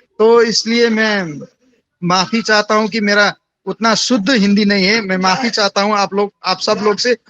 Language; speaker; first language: Hindi; non-native, local second language; Nepali